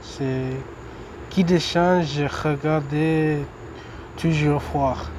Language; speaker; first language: French; non-native, learner; English